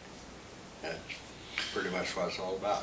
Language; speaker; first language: English; native; English